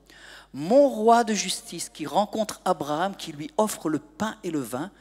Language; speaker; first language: French; native; French